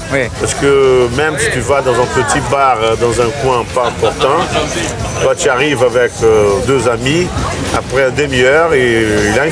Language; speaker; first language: French; non-native, fluent; Portuguese